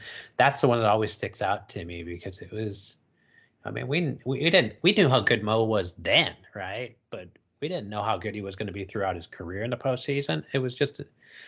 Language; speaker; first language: English; native; English